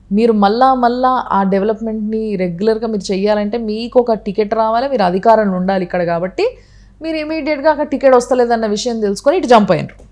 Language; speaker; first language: Telugu; native; Telugu